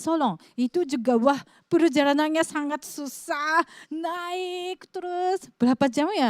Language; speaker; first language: Indonesian; non-native, fluent; Japanese